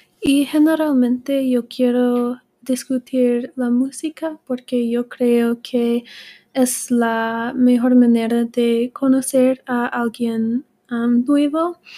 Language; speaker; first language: Spanish; non-native, learner; English